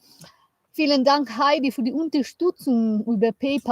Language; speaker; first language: German; non-native, learner; Spanish